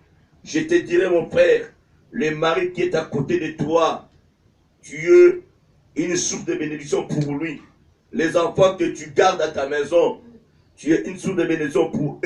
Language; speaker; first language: French; non-native, local second language; Lingala